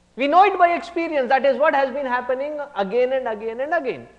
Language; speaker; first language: English; non-native, local second language; Hindi